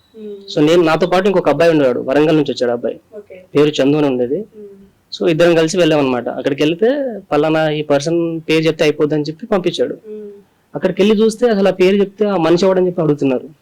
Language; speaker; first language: Telugu; native; Telugu